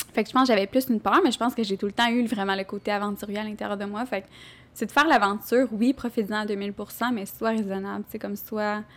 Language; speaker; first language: French; native; French